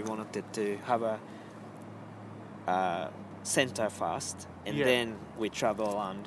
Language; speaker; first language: English; non-native, fluent; Japanese